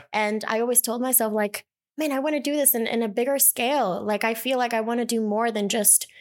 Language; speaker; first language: English; early bilingual, other home language; Spanish